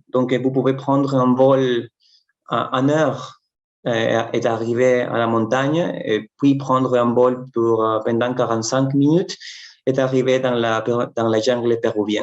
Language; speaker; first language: French; non-native, fluent; Spanish